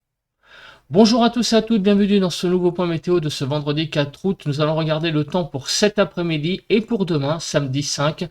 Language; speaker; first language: French; native; French